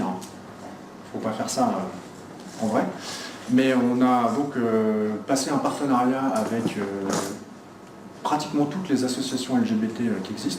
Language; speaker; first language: French; native; French